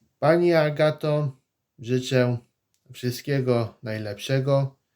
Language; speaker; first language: Polish; native; Polish